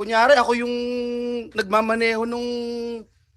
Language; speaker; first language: Filipino; native; Filipino